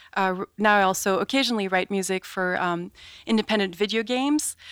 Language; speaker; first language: English; non-native, fluent; French